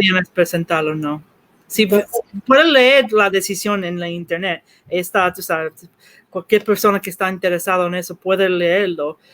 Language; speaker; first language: Spanish; early bilingual, heritage; Spanish